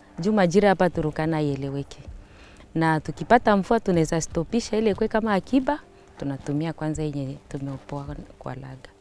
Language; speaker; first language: Swahili; non-native, local second language; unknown